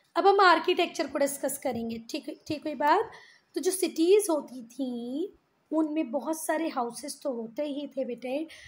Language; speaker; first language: Hindi; native; Hindi